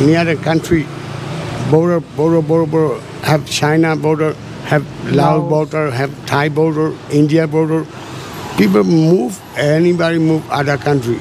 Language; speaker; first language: English; non-native, learner; Burmese